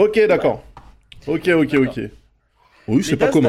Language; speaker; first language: French; native; French